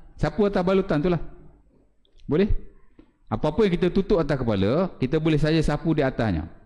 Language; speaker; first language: Malay; native; Malay